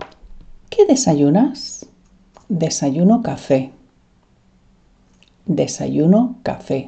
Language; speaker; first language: Spanish; non-native, fluent; English